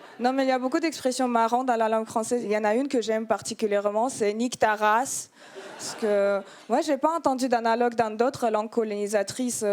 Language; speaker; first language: French; non-native, fluent; Russian